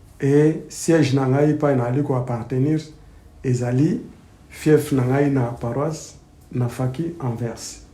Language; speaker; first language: Lingala; native; Lingala